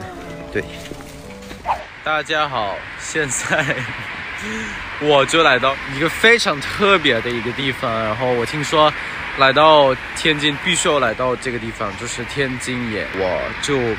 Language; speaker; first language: Chinese; non-native, fluent; Thai